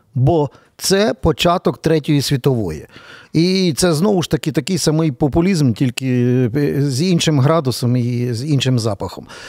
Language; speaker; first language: Ukrainian; native; Ukrainian